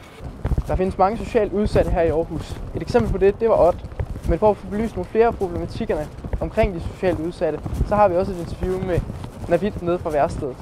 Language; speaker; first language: Danish; native; Danish